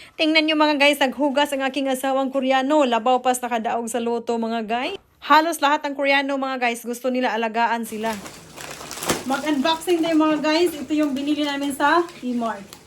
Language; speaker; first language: Filipino; non-native, local second language; Cebuano